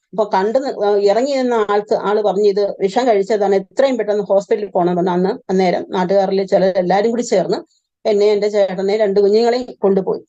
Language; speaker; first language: Malayalam; native; Malayalam